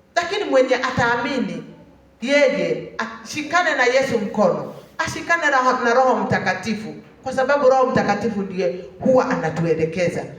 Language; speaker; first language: Swahili; non-native, local second language; Kikuyu